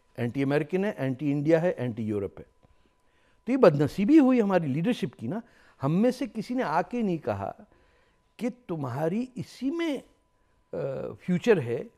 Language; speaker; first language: Urdu; native; Urdu